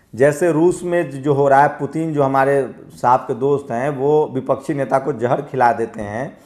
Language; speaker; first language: Hindi; native; Hindi